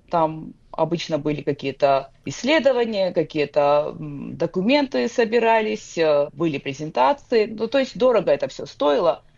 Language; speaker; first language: Russian; non-native, local second language; Georgian